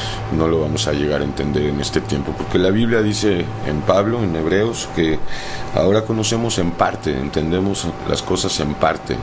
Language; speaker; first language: Spanish; native; Spanish